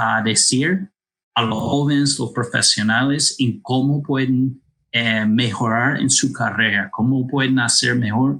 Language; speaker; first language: Spanish; non-native, fluent; English